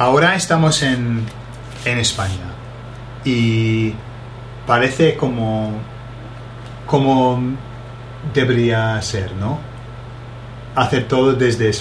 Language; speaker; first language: Spanish; non-native, fluent; English